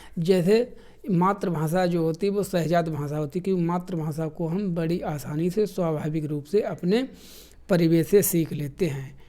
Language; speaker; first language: Hindi; native; Hindi